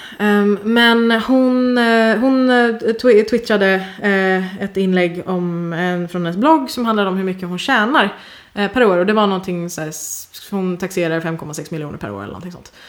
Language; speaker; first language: Swedish; early bilingual, other home language; Persian